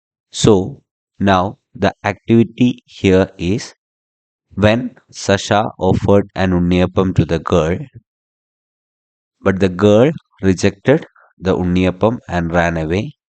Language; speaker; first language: English; non-native, local second language; Malayalam